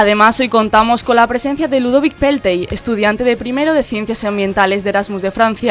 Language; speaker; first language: Spanish; native; Spanish